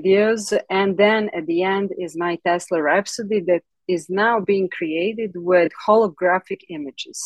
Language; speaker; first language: English; non-native, fluent; Serbian